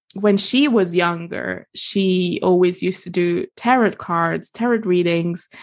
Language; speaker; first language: English; non-native, fluent; Italian